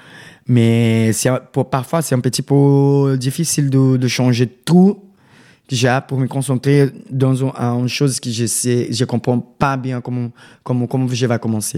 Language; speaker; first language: French; non-native, learner; Portuguese